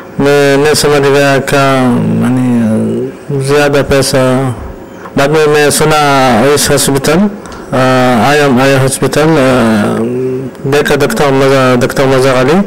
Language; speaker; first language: Hindi; non-native, learner; Arabic